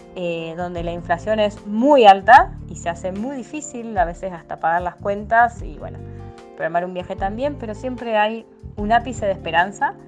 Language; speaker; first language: Spanish; native; Spanish